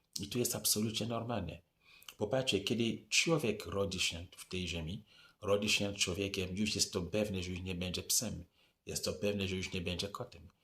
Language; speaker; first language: Polish; non-native, fluent; French